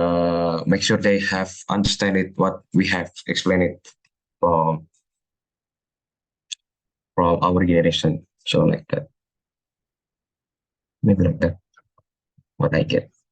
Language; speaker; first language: English; non-native, learner; Indonesian